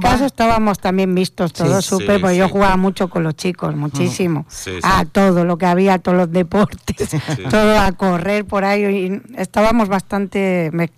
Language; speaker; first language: Spanish; non-native, learner; Hungarian